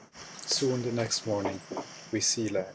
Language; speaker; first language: English; non-native, fluent; German